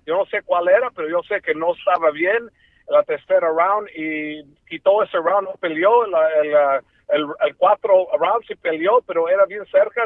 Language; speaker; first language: Spanish; early bilingual, heritage; Spanish